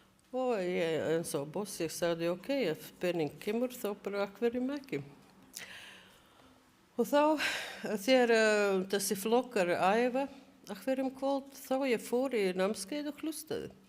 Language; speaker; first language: Icelandic; non-native, learner; Latvian